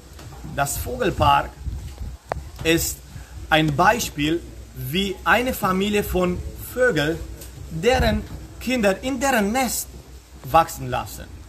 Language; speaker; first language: German; non-native, fluent; Romanian